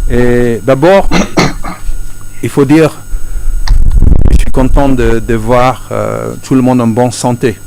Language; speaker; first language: French; non-native, fluent; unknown